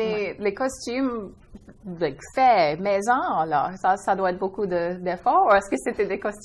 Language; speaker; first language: French; non-native, local second language; English